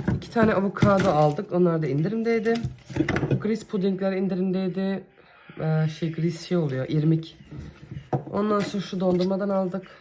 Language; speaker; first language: Turkish; early bilingual, heritage; Turkish